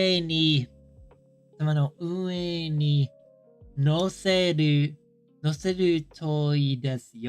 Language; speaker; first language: Japanese; non-native, learner; English